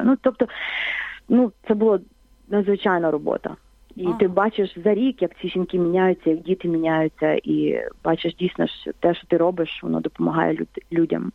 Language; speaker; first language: Ukrainian; native; Ukrainian